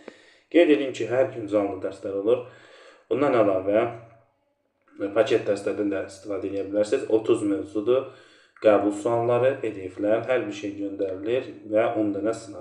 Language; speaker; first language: Azerbaijani; native; Azerbaijani